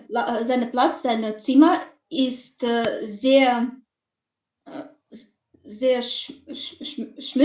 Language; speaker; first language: German; non-native, learner; Macedonian